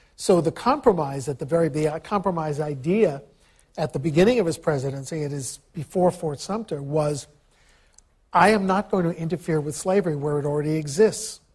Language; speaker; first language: English; early bilingual, other home language; Ukrainian